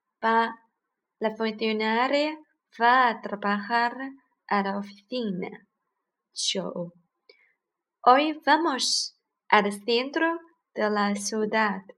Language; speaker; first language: Spanish; non-native, learner; Chinese